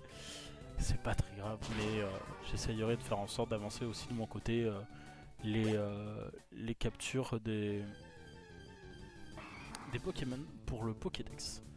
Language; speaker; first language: French; native; French